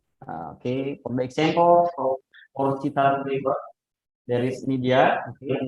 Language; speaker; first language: English; non-native, fluent; Indonesian